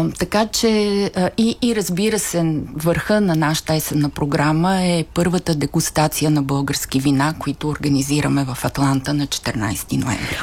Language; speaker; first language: Bulgarian; native; Bulgarian